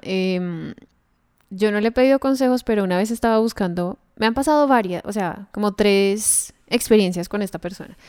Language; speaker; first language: Spanish; native; Spanish